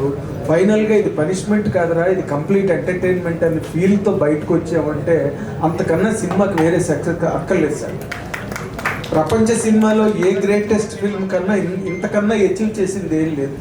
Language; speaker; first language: Telugu; native; Telugu